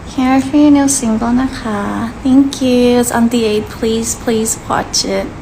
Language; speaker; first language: English; early bilingual, other home language; Thai